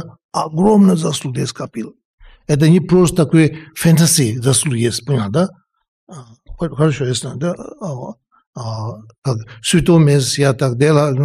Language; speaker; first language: Russian; non-native, learner; Tibetan